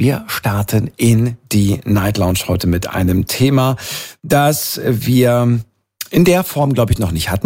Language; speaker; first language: German; native; German